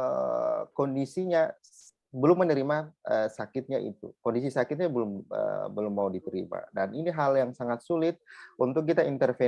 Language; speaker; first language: Indonesian; native; Indonesian